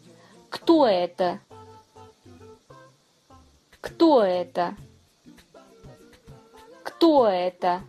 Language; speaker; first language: Russian; non-native, fluent; Kazakh